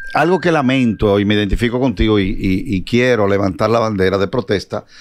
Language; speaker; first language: Spanish; native; Spanish